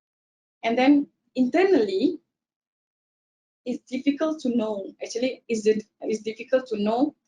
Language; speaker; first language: English; non-native, local second language; Malay